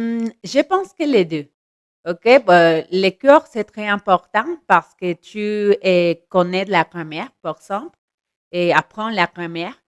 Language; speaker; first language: French; non-native, learner; Spanish